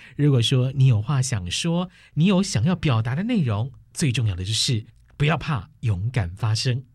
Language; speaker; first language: Chinese; native; Chinese